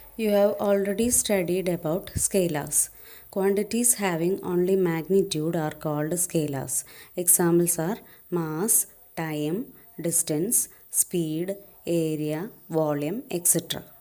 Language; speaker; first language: English; non-native, local second language; Malayalam